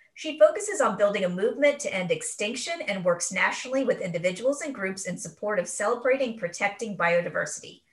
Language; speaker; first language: English; native; English